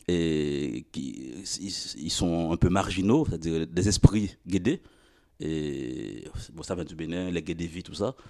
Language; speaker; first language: French; non-native, local second language; Haitian Creole